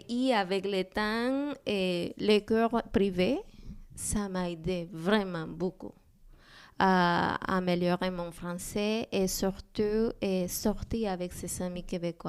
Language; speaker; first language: French; non-native, learner; Spanish